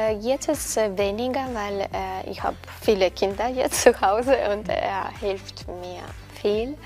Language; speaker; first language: German; non-native, learner; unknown